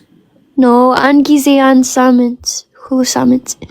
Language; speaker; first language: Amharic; non-native, learner; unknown